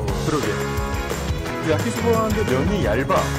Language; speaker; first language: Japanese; non-native, learner; Korean